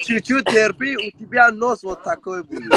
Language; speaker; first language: Russian; non-native, learner; Persian